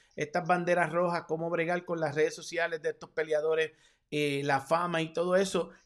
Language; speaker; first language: Spanish; native; Spanish